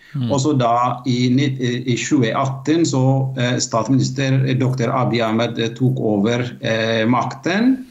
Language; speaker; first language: Norwegian; non-native, fluent; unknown